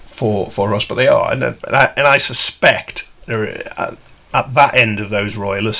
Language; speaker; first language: English; native; English